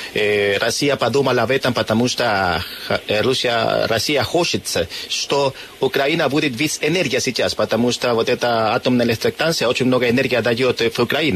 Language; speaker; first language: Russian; non-native, learner; Spanish